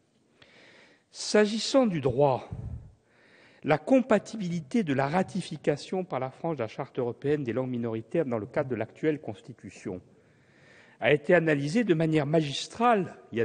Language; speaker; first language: French; native; French